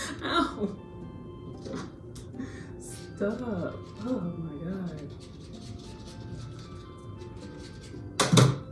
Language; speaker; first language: English; native; English